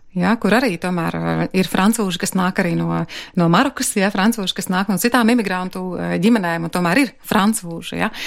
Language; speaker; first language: Latvian; native; Latvian